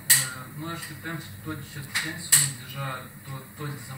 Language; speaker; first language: Romanian; non-native, local second language; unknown